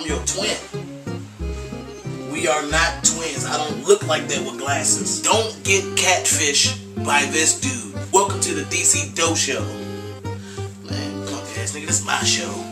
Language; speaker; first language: English; native; English